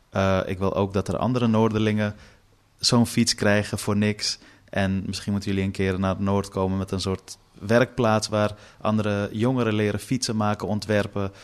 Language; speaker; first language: Dutch; early bilingual, other home language; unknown